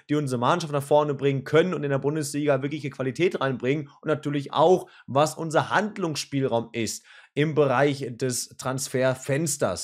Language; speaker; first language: German; native; German